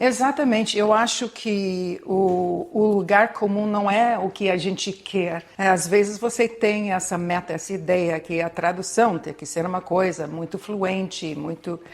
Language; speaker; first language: Portuguese; non-native, fluent; English